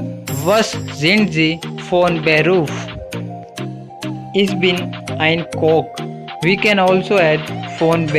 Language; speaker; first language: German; non-native, learner; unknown